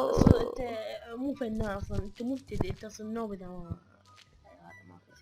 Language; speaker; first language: Arabic; native; Arabic